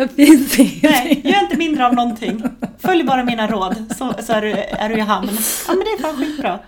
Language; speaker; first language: Swedish; native; Swedish